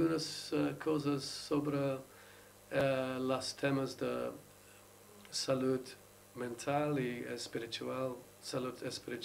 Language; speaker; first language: Spanish; non-native, learner; English